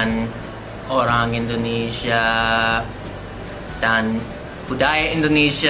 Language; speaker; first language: Indonesian; non-native, learner; English